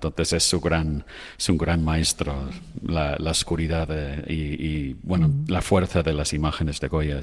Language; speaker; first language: Spanish; non-native, fluent; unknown